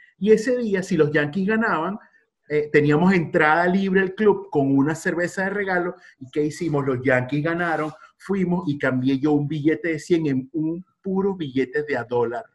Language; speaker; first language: Spanish; native; Spanish